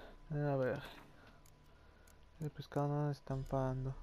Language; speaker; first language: Spanish; early bilingual, heritage; Spanish